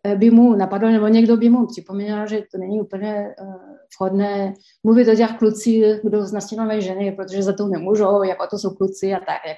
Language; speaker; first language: Czech; non-native, fluent; French